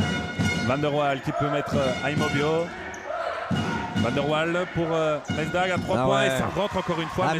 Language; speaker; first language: French; native; French